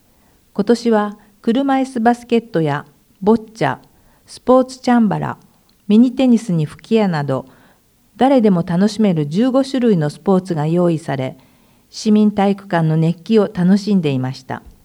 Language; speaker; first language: Japanese; native; Japanese